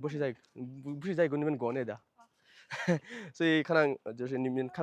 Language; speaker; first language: Chinese; non-native, fluent; Bangla